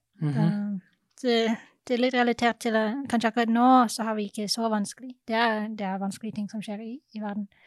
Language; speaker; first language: Norwegian; non-native, fluent; English